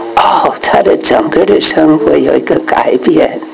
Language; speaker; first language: Chinese; non-native, fluent; English